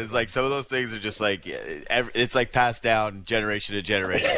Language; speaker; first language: English; native; English